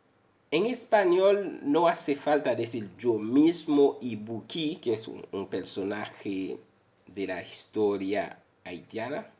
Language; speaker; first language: Spanish; non-native, fluent; Haitian Creole